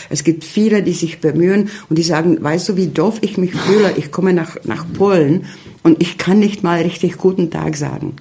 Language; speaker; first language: German; non-native, fluent; Czech